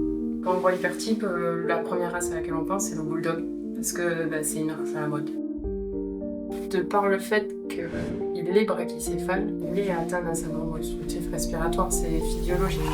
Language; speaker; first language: French; native; French